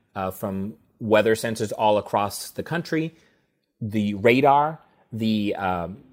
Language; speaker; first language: English; native; English